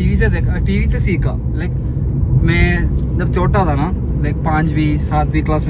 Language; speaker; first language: Hindi; non-native, local second language; Malayalam